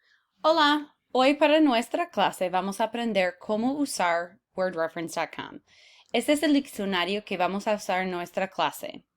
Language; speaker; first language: Spanish; non-native, fluent; English